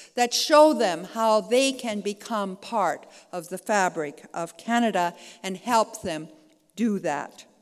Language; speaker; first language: English; native; English